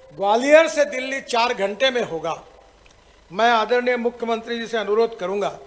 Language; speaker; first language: Hindi; non-native, local second language; Marathi